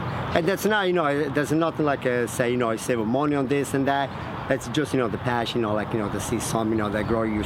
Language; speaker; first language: English; non-native, fluent; Italian